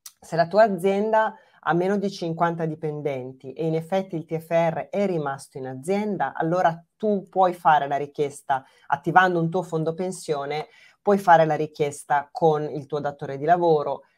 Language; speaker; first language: Italian; native; Italian